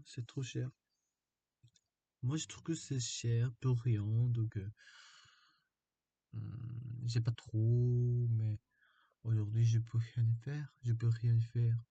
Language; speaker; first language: French; non-native, learner; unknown